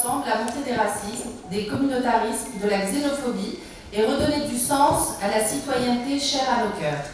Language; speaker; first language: French; native; French